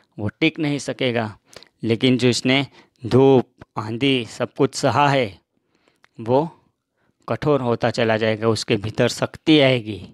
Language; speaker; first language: Hindi; non-native, local second language; Gujarati